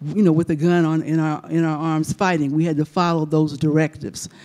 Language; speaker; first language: English; native; English